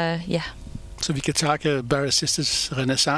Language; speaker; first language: Danish; non-native, fluent; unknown